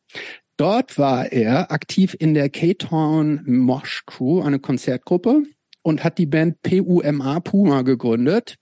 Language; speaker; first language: German; native; German